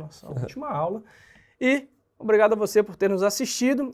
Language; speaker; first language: Portuguese; native; Portuguese